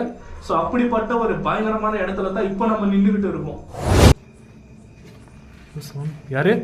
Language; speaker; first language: Tamil; native; Tamil